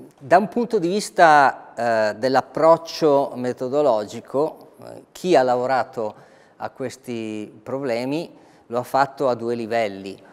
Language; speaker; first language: Italian; native; Italian